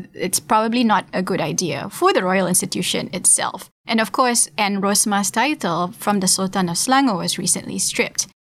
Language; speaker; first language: English; non-native, local second language; Malay